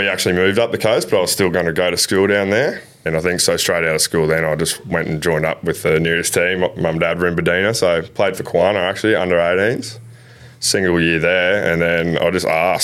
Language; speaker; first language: English; native; English